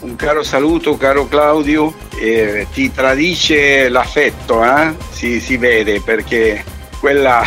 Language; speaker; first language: Italian; non-native, fluent; Spanish